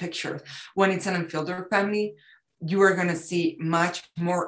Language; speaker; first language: English; non-native, fluent; Spanish